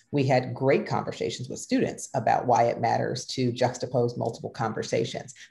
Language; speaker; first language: English; native; English